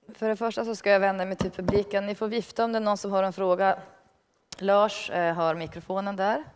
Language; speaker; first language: Swedish; native; Swedish